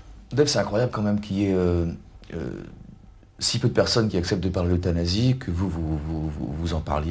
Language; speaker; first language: French; native; French